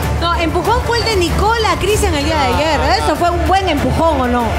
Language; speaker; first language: Spanish; native; Spanish